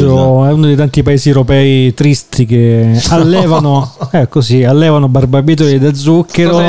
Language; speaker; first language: Italian; native; Italian